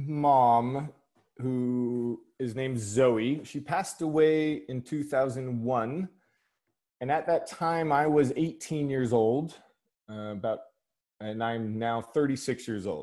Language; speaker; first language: English; native; English